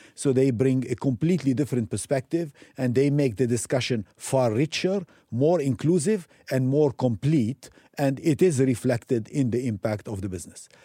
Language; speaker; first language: English; non-native, fluent; Arabic